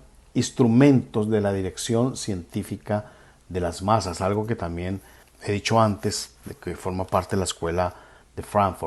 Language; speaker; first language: Spanish; native; Spanish